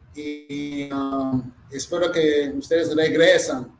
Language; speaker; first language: Spanish; non-native, fluent; English